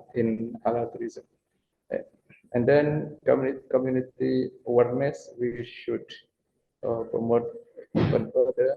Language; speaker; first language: English; non-native, fluent; Banjar